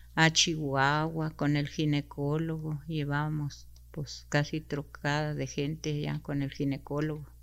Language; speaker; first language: Spanish; non-native, local second language; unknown